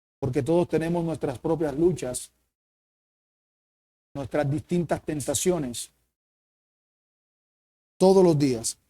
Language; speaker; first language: Spanish; native; Spanish